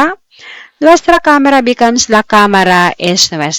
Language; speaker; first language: Spanish; non-native, fluent; Filipino